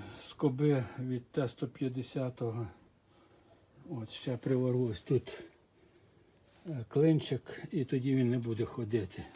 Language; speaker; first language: Ukrainian; native; Ukrainian